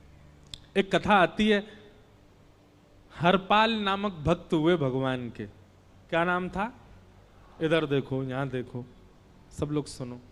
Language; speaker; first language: Hindi; native; Hindi